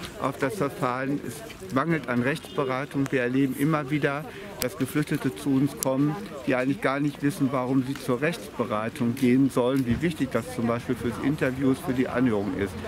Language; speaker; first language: German; native; German